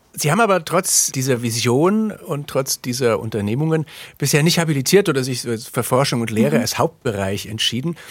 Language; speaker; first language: German; native; German